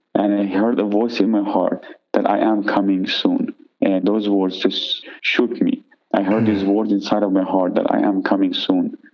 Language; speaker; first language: English; non-native, fluent; Persian